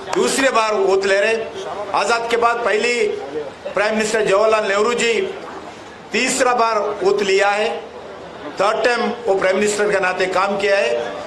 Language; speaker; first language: Hindi; non-native, local second language; Telugu